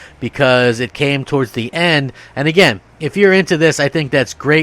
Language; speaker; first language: English; native; English